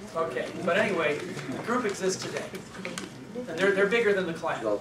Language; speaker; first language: English; native; English